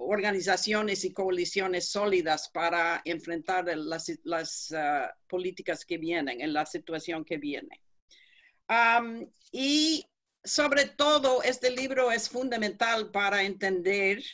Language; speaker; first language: Spanish; non-native, fluent; English